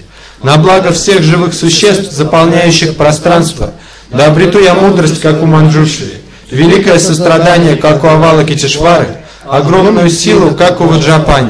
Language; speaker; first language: Russian; native; Russian